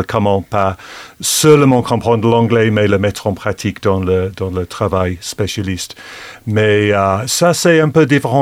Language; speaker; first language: French; non-native, fluent; English